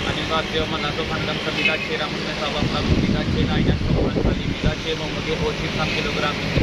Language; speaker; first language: Korean; non-native, learner; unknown